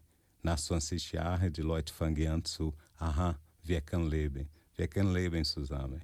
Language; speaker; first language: German; non-native, fluent; Portuguese